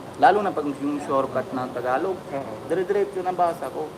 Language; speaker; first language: Filipino; non-native, learner; Punjabi